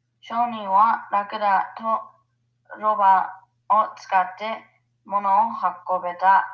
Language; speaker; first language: Japanese; non-native, learner; English